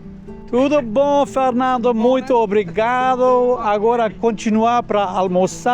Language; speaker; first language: Portuguese; non-native, learner; English